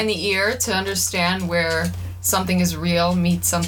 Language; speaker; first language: English; early bilingual, other home language; Albanian